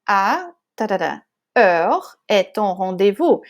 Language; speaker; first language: French; non-native, fluent; Portuguese